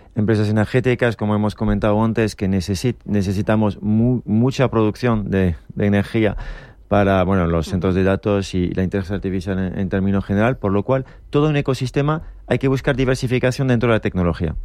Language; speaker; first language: Spanish; non-native, fluent; French